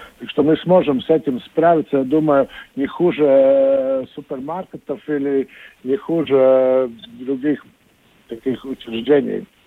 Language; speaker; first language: Russian; non-native, local second language; Latvian